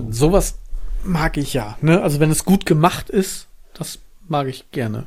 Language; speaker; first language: German; native; German